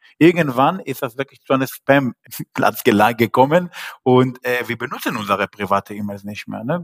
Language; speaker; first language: German; non-native, fluent; Hebrew